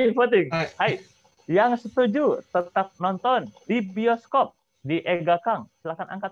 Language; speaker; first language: Indonesian; non-native, fluent; Japanese